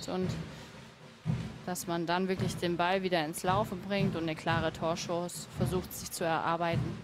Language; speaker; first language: German; native; German